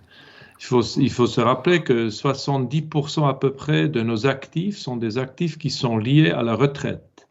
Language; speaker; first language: French; non-native, local second language; German